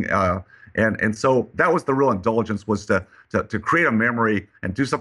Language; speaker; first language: English; native; English